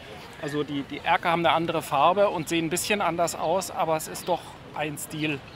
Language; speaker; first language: German; native; German